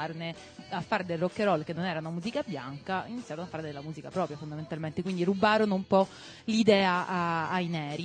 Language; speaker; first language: Italian; native; Italian